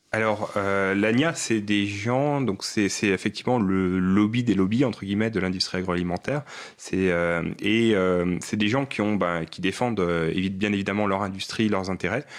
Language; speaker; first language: French; native; French